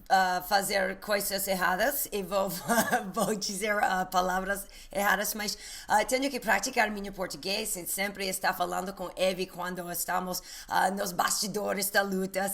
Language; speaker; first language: Portuguese; non-native, learner; English